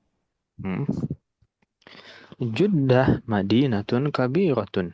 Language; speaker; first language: Arabic; non-native, fluent; Indonesian